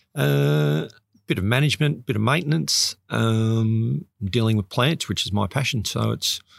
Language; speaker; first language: English; native; English